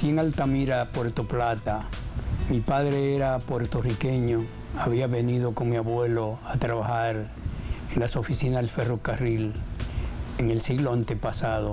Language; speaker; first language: Spanish; native; Spanish